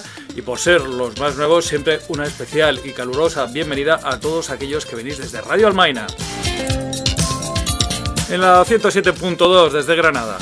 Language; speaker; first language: Spanish; native; Spanish